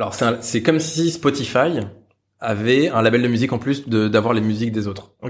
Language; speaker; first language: French; native; French